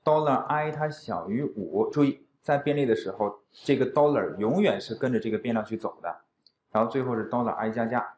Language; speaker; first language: Chinese; native; Chinese